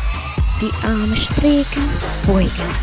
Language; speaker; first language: German; native; German